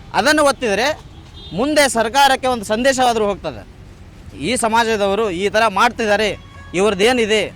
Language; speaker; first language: Kannada; non-native, local second language; Lambadi